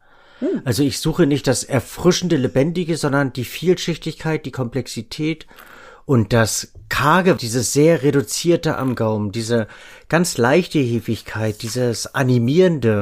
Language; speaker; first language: German; native; German